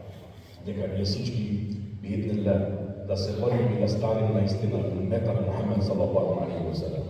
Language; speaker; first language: Bulgarian; non-native, fluent; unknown